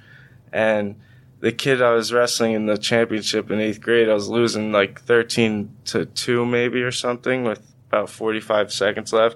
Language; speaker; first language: English; native; English